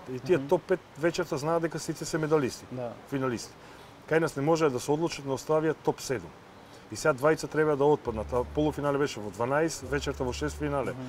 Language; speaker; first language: Macedonian; native; Macedonian